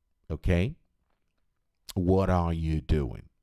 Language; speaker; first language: English; non-native, fluent; Portuguese